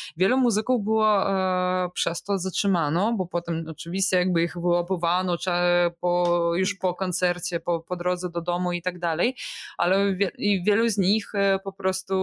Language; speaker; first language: Polish; non-native, fluent; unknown